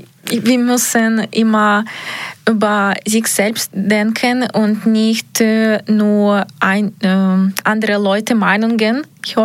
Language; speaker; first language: German; non-native, learner; Ukrainian